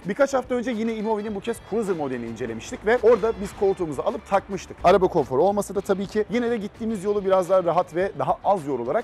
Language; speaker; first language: Turkish; native; Turkish